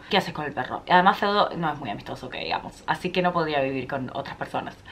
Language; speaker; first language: Spanish; native; Spanish